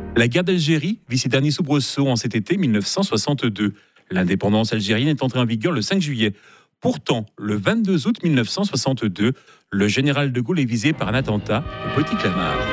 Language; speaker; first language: French; native; French